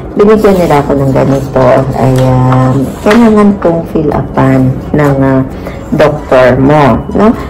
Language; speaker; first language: Filipino; native; Filipino